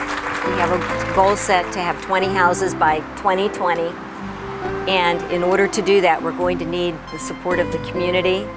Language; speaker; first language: English; native; English